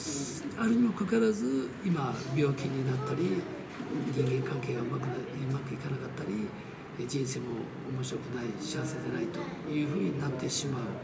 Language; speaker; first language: Japanese; early bilingual, other home language; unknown